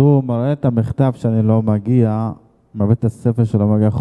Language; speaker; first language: Hebrew; non-native, fluent; Arabic